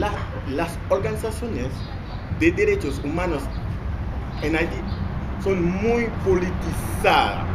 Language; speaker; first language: Spanish; non-native, fluent; Haitian Creole